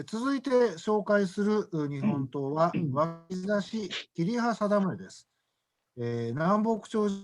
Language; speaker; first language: Japanese; native; Japanese